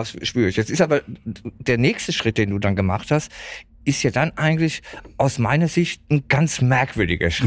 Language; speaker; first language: German; native; German